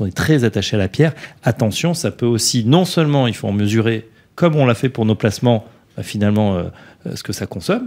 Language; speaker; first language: French; native; French